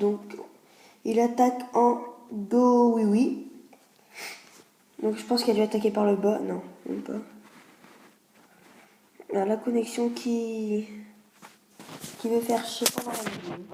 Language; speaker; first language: French; native; French